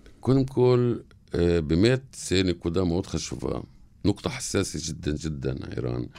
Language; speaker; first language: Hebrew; non-native, local second language; Arabic